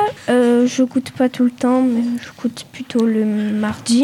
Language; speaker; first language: French; native; French